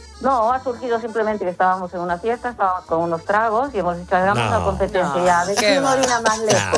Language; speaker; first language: Spanish; native; Spanish